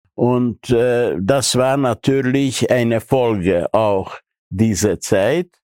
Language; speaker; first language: German; non-native, fluent; Hungarian